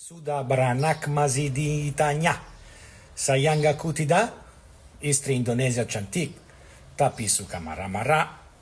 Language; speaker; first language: Indonesian; non-native, learner; Italian